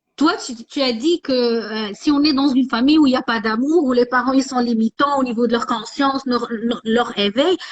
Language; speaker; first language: French; non-native, local second language; Arabic